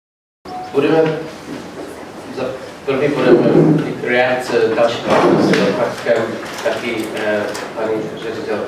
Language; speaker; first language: Czech; non-native, learner; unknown